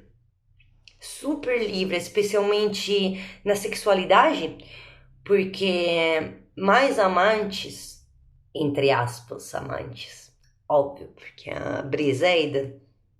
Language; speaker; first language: Portuguese; native; Portuguese